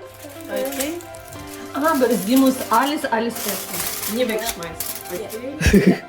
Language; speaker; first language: German; non-native, learner; Ukrainian